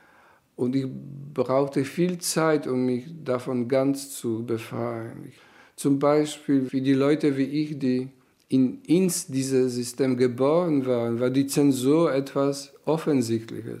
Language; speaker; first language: German; non-native, fluent; Polish